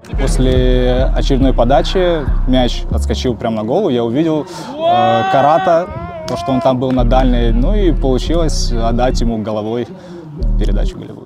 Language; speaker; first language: Russian; native; Russian